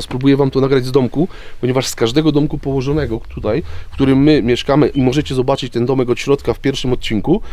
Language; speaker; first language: Polish; native; Polish